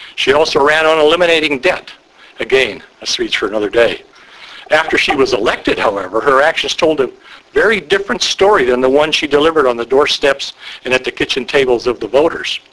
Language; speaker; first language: English; native; English